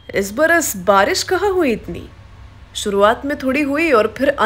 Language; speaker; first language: Hindi; non-native, local second language; Marathi